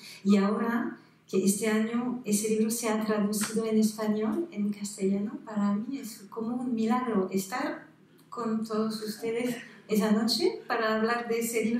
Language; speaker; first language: Spanish; non-native, fluent; French